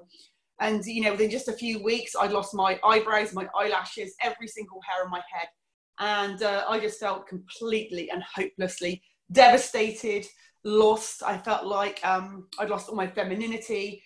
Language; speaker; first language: English; native; English